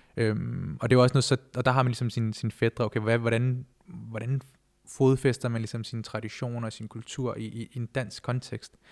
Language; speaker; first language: Danish; early bilingual, other home language; Punjabi